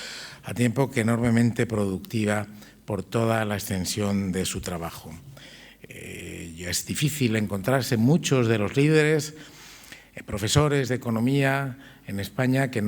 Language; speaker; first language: Spanish; native; Spanish